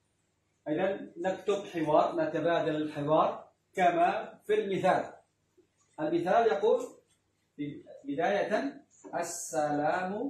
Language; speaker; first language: Arabic; non-native, fluent; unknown